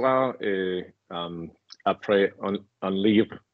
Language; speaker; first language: French; non-native, fluent; English